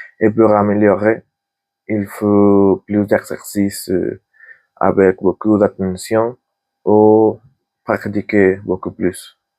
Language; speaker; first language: French; non-native, learner; Spanish